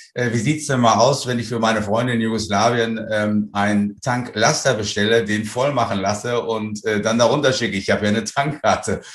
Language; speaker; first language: German; native; German